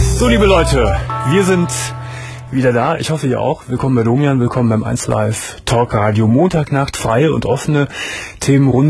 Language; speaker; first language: German; native; German